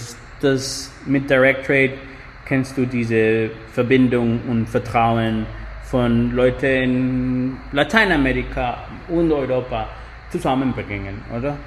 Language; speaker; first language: German; non-native, fluent; Spanish